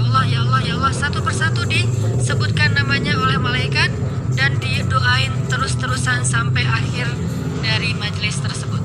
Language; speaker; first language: Indonesian; native; Indonesian